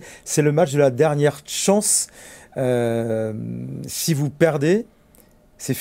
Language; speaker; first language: French; native; French